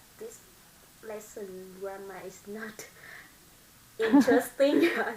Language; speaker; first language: English; non-native, learner; Vietnamese